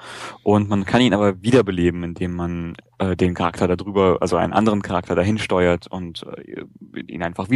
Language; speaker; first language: German; native; German